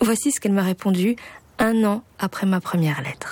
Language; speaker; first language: French; native; French